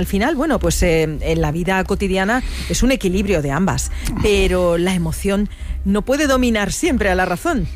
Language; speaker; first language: Spanish; native; Spanish